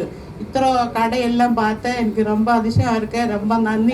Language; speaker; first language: Tamil; non-native, learner; Malayalam